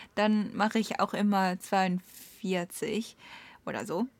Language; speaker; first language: German; non-native, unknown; Japanese